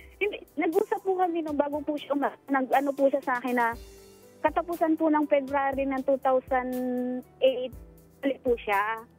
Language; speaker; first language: Filipino; native; Filipino